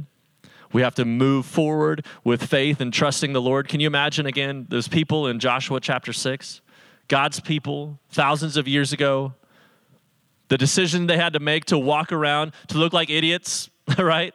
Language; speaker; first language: English; native; English